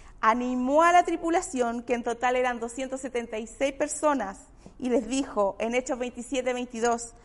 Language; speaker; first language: Spanish; native; Spanish